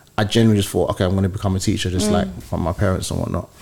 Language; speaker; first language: English; early bilingual, other home language; Yoruba